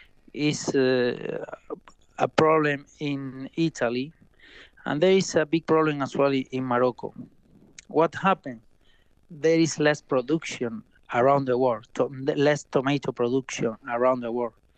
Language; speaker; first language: English; non-native, fluent; Spanish